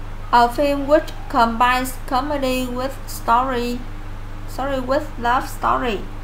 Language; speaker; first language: English; non-native, fluent; Vietnamese